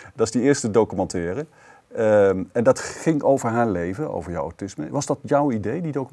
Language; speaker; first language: Dutch; native; Dutch